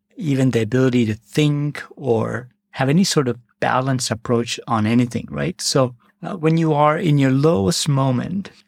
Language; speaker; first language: English; non-native, local second language; Malayalam